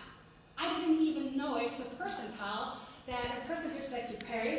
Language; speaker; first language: English; non-native, fluent; German